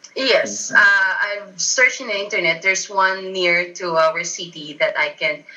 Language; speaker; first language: English; non-native, local second language; Filipino